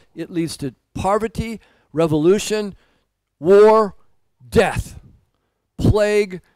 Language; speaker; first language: English; native; English